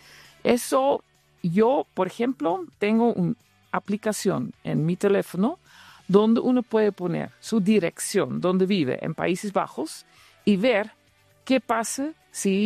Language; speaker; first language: Spanish; non-native, fluent; Dutch